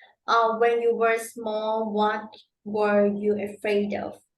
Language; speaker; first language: English; non-native, learner; Vietnamese